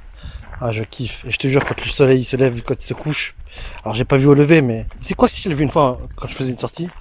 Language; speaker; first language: French; native; French